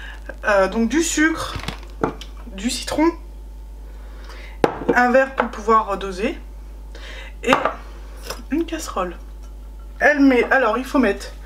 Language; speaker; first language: French; native; French